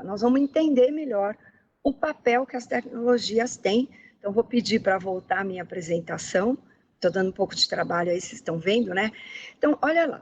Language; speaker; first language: Portuguese; native; Portuguese